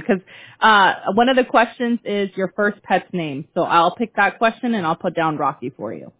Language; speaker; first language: English; early bilingual, other home language; Spanish